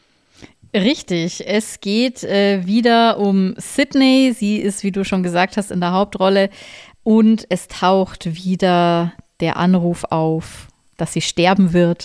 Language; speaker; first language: German; native; German